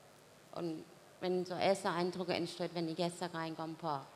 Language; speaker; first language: German; non-native, fluent; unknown